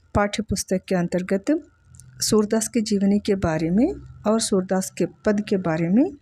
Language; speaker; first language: Hindi; non-native, local second language; Telugu